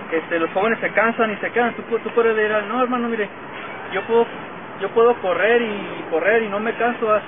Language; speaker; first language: Spanish; early bilingual, heritage; Spanish